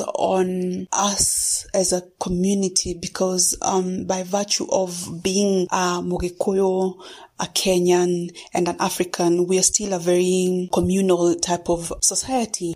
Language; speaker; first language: English; non-native, local second language; Kikuyu